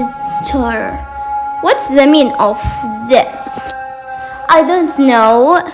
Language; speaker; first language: English; non-native, learner; Arabic